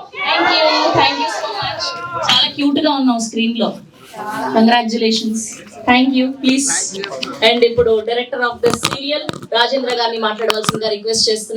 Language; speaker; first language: Telugu; native; Telugu